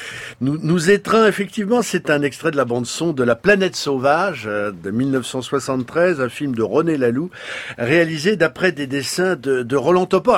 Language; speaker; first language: French; native; French